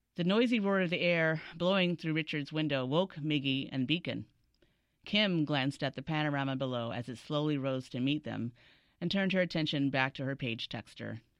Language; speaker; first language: English; native; English